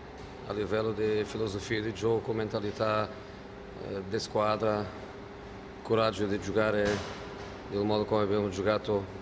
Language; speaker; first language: Italian; non-native, fluent; Portuguese